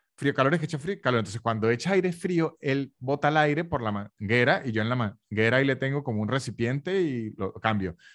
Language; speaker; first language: Spanish; native; Spanish